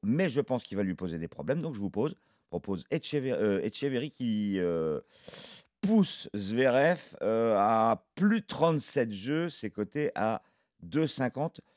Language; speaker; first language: French; native; French